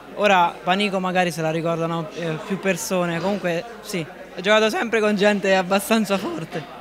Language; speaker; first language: Italian; native; Italian